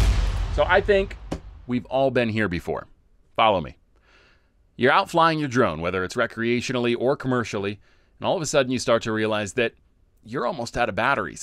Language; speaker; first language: English; native; English